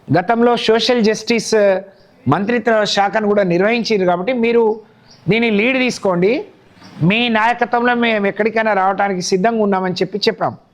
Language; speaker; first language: Telugu; non-native, local second language; Lambadi